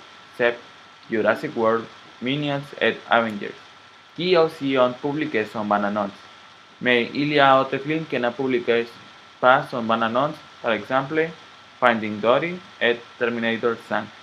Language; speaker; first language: French; non-native, learner; Spanish